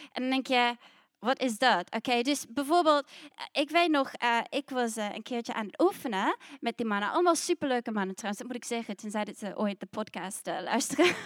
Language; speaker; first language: Dutch; non-native, fluent; English